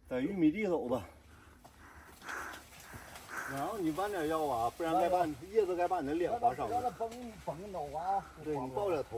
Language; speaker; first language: Chinese; native; Chinese